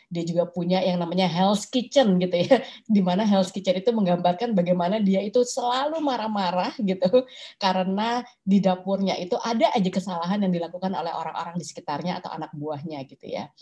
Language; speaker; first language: Indonesian; native; Indonesian